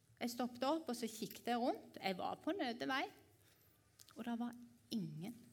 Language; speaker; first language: Norwegian; native; Norwegian